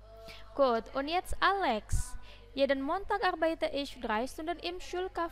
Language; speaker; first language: German; non-native, learner; Indonesian